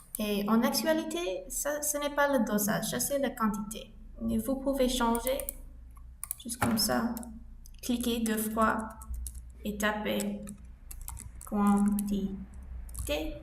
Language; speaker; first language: French; non-native, learner; English